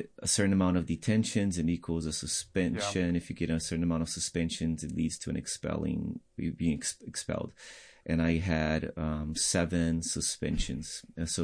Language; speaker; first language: English; non-native, fluent; Portuguese